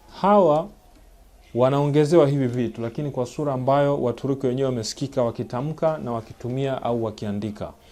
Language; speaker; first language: Swahili; native; Swahili